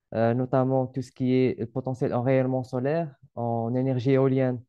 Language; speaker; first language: French; non-native, local second language; Arabic